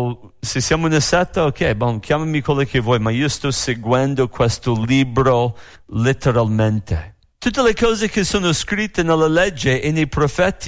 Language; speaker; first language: Italian; non-native, fluent; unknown